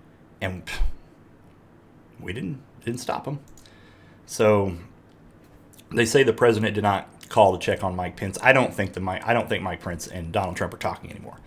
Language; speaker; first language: English; native; English